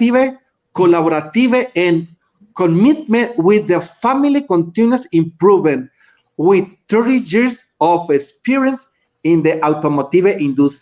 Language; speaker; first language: English; non-native, learner; Spanish